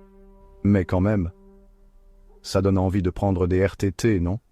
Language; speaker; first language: French; native; French